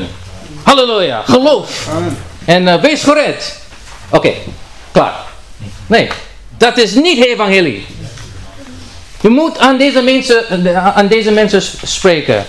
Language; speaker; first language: Dutch; non-native, learner; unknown